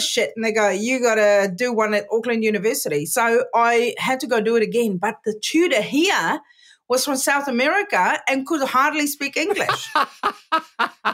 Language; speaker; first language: English; non-native, local second language; Afrikaans